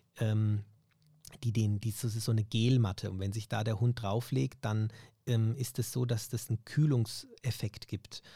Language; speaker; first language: German; native; German